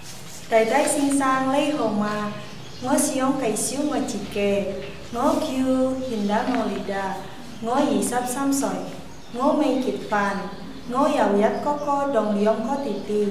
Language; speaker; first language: Cantonese; non-native, learner; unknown